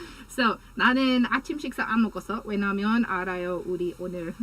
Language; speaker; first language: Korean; non-native, learner; English